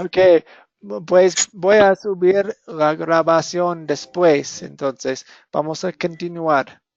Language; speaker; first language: Spanish; non-native, fluent; English